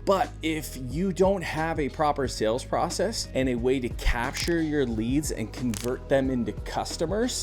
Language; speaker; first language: English; native; English